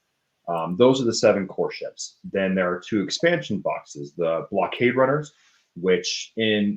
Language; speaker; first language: English; native; English